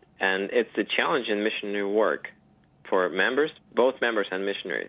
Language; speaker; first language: English; non-native, fluent; Ukrainian